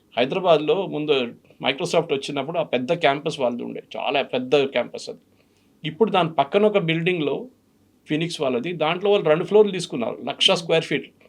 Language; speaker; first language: Telugu; non-native, fluent; Malayalam